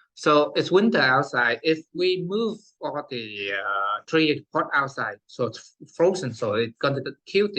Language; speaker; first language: English; non-native, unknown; Vietnamese